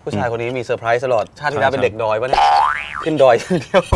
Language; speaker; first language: Thai; native; Thai